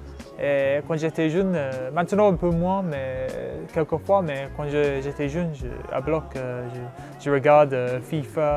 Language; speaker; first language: French; non-native, learner; English